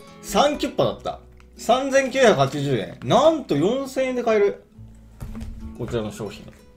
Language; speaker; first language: Japanese; native; Japanese